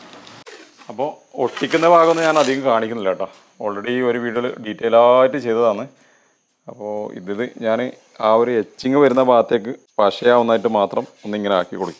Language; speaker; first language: Malayalam; native; Malayalam